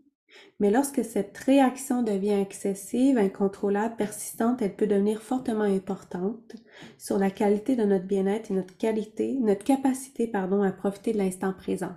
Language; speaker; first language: French; native; French